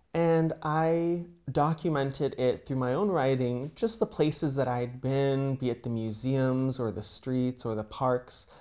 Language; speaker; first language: English; native; English